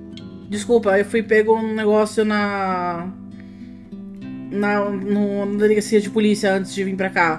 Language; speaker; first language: Portuguese; native; Portuguese